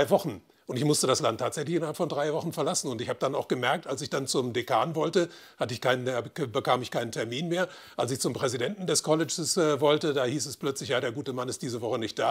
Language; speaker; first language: German; native; German